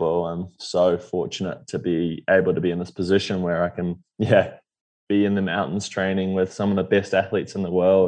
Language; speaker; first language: English; native; English